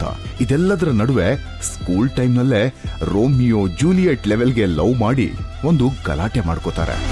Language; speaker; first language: Kannada; native; Kannada